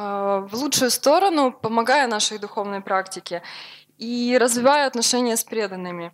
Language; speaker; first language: Russian; native; Russian